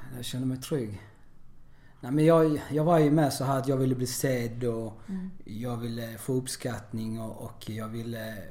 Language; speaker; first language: Swedish; early bilingual, other home language; Spanish